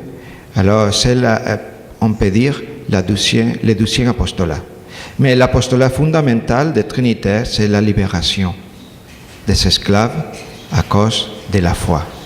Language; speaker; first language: French; non-native, learner; Spanish